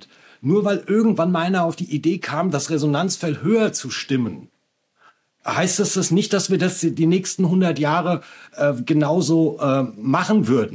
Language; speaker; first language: German; native; German